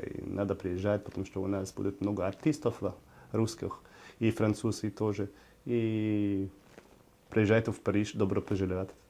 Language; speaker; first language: Russian; non-native, fluent; French